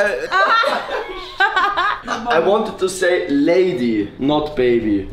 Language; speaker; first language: English; non-native, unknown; German